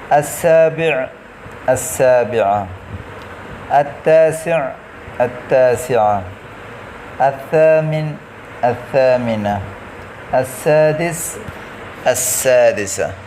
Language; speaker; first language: Arabic; non-native, fluent; Urdu